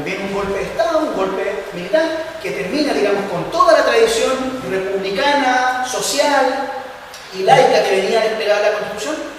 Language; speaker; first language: Spanish; native; Spanish